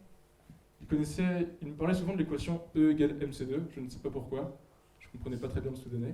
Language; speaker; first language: French; native; French